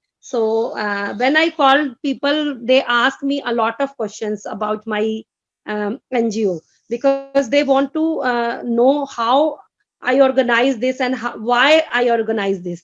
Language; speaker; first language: English; non-native, fluent; Hindi